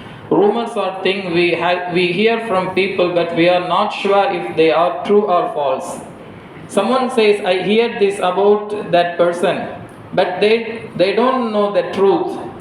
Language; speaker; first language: English; non-native, local second language; Tamil